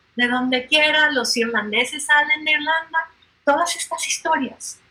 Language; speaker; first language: Spanish; native; Spanish